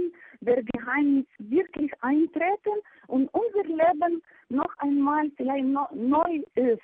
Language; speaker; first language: German; non-native, fluent; Ukrainian